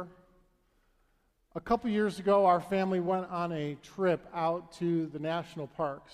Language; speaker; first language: English; native; English